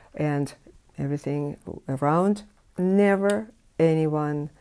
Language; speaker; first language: English; non-native, fluent; Russian